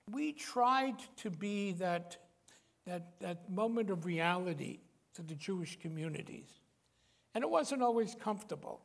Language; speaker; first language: English; native; English